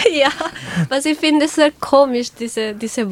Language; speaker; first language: German; non-native, learner; Spanish